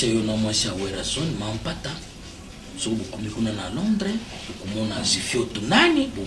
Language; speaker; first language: French; non-native, local second language; Lingala